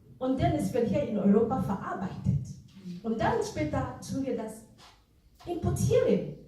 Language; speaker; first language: German; non-native, fluent; Igbo